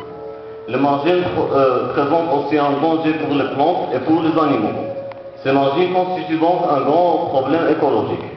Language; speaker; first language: French; non-native, local second language; Arabic